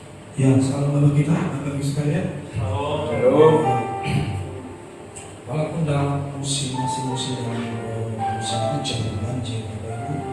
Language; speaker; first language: Indonesian; native; Indonesian